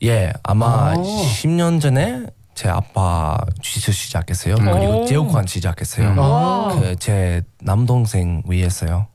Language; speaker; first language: Korean; non-native, learner; English